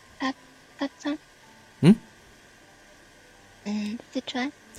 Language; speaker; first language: Korean; non-native, learner; Chinese